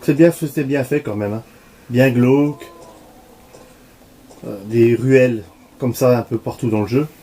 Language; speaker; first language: French; native; French